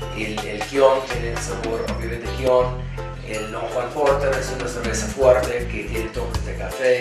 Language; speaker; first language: Spanish; non-native, fluent; English